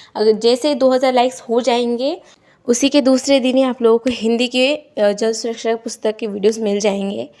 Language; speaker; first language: Hindi; non-native, local second language; Marathi